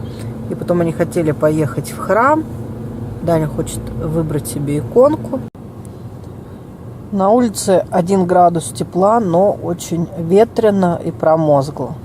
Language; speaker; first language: Russian; native; Russian